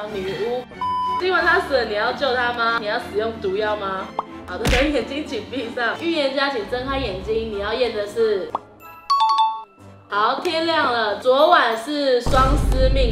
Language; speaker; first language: Chinese; native; Chinese